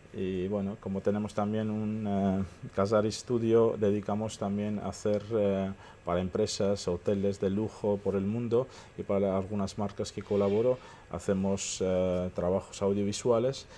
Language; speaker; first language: Spanish; non-native, fluent; Armenian